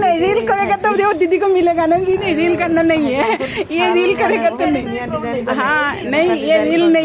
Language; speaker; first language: Hindi; non-native, local second language; Assamese